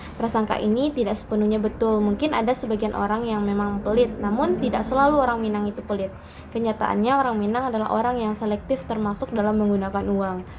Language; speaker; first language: Indonesian; native; Indonesian